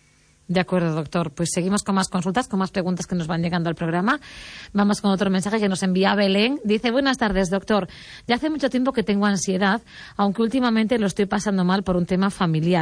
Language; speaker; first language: Spanish; native; Spanish